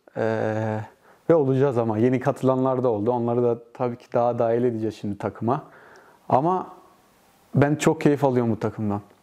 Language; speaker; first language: Turkish; early bilingual, heritage; Turkish